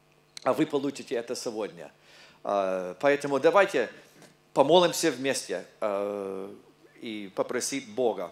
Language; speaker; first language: Russian; non-native, learner; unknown